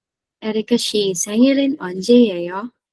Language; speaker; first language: Korean; non-native, learner; Filipino